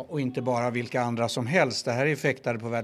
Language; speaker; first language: Swedish; native; Swedish